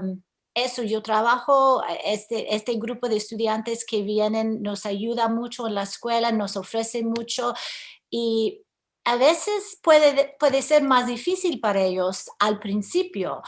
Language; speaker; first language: Spanish; early bilingual, heritage; English